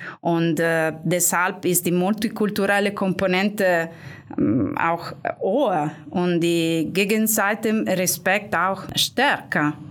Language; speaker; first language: German; non-native, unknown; Italian